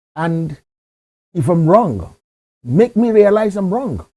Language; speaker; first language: English; non-native, local second language; Yoruba